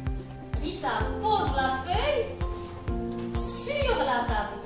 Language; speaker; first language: French; non-native, local second language; Arabic